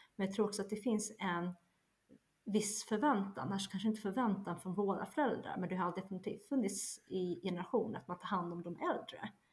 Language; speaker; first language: Swedish; early bilingual, other home language; Chinese